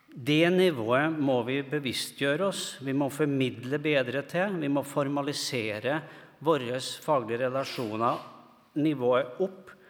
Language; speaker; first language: Norwegian; native; Norwegian